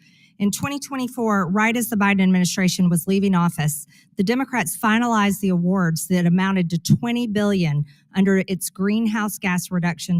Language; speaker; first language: English; native; English